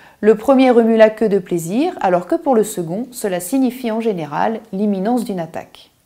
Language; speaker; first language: French; native; French